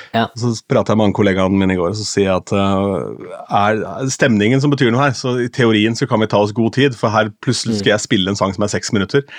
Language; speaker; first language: Norwegian; native; Norwegian